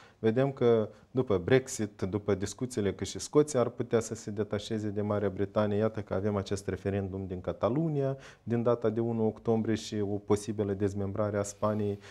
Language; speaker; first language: Romanian; native; Romanian